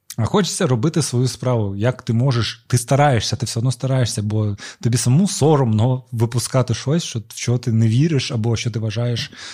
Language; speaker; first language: Ukrainian; non-native, local second language; Russian